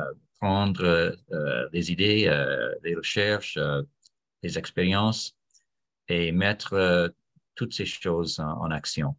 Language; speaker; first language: French; non-native, fluent; English